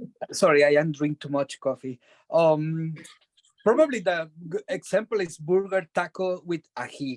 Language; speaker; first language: English; non-native, learner; Spanish